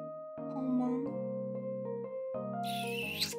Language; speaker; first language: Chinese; non-native, learner; Japanese